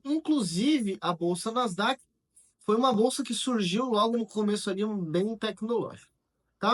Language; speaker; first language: Portuguese; native; Portuguese